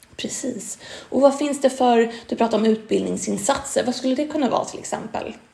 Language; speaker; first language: Swedish; native; Swedish